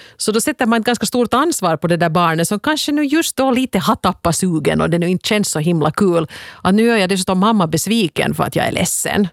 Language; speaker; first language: Swedish; native; Swedish